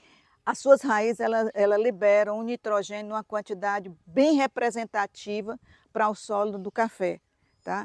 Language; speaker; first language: Portuguese; native; Portuguese